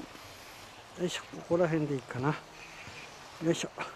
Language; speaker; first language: Japanese; native; Japanese